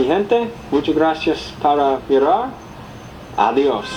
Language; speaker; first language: Spanish; non-native, learner; English